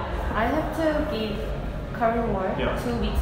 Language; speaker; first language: English; non-native, learner; Korean